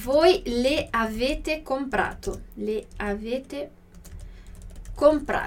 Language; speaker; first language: Italian; non-native, fluent; Portuguese